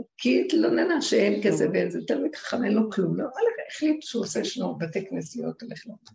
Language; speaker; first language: Hebrew; native; Hebrew